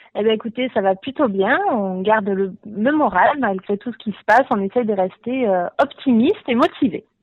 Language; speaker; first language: French; native; French